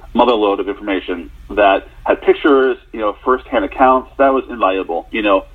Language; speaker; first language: English; native; English